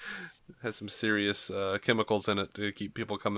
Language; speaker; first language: English; native; English